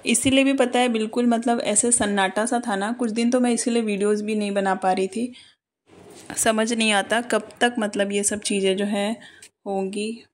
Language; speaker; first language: Hindi; native; Hindi